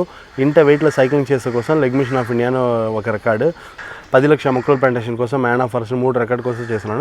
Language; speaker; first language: Telugu; non-native, learner; Tamil